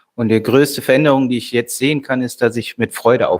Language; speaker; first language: German; native; German